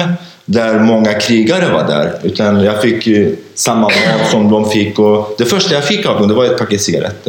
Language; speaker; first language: Swedish; non-native, fluent; Kurdish